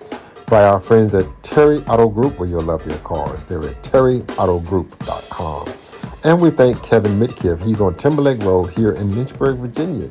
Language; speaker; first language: English; native; English